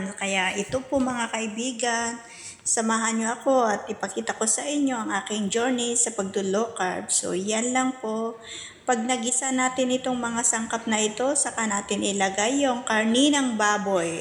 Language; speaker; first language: Filipino; non-native, local second language; Cebuano